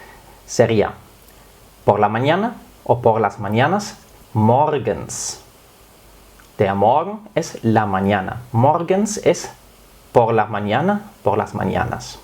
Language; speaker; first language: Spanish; non-native, fluent; German